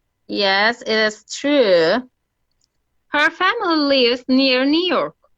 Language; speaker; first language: English; non-native, fluent; Turkish